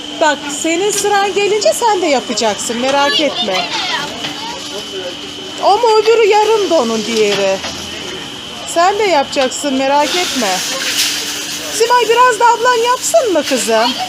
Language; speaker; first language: Turkish; native; Turkish